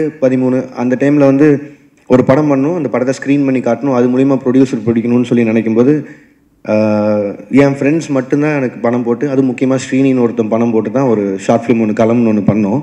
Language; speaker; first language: Tamil; native; Tamil